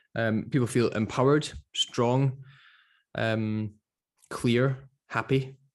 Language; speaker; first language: English; native; English